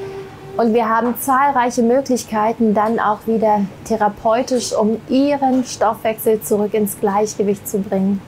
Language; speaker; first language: German; native; German